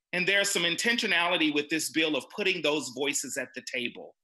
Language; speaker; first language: English; native; English